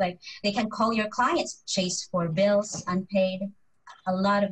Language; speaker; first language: English; non-native, local second language; Filipino